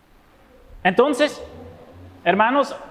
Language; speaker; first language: Spanish; non-native, fluent; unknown